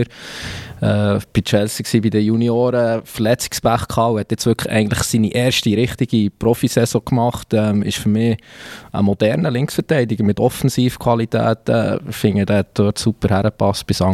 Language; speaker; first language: German; native; German